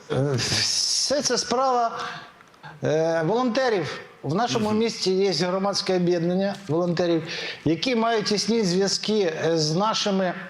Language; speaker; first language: Ukrainian; native; Ukrainian